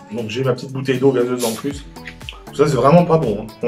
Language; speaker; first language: French; native; French